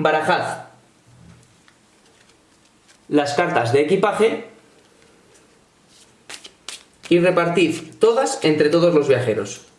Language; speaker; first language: Spanish; native; Spanish